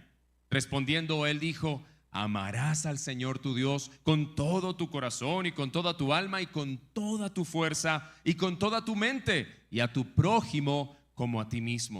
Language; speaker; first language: Spanish; native; Spanish